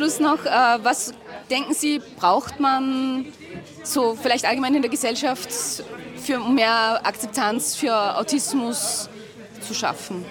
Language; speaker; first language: German; native; German